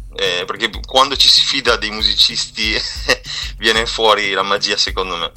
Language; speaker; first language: Italian; native; Italian